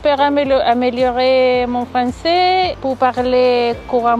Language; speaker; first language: French; non-native, learner; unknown